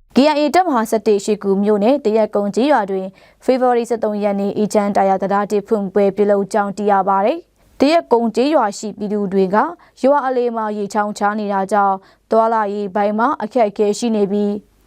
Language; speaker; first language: Burmese; non-native, local second language; Kachin